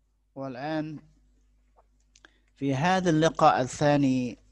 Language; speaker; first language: Arabic; non-native, fluent; Indonesian